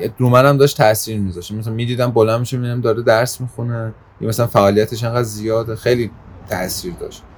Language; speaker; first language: Persian; non-native, local second language; Azerbaijani